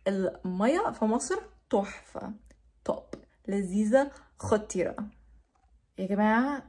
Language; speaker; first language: Arabic; non-native, learner; English